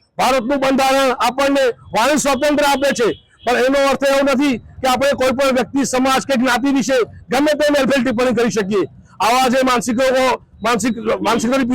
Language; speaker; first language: Gujarati; non-native, local second language; Sindhi